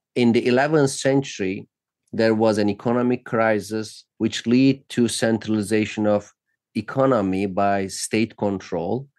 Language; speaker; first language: English; non-native, fluent; Turkish